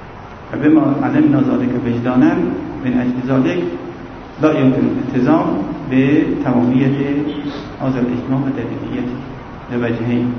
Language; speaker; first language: Arabic; non-native, fluent; Persian